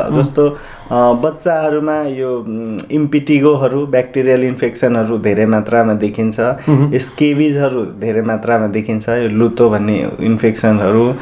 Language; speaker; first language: Nepali; non-native, local second language; Maithili